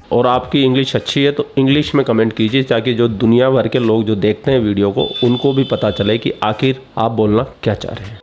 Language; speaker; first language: Hindi; native; Hindi